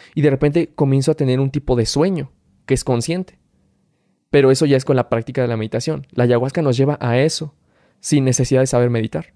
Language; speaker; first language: Spanish; native; Spanish